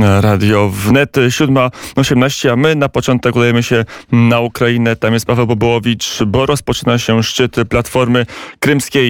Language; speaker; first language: Polish; native; Polish